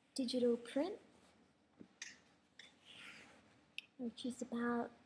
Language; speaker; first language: English; native; English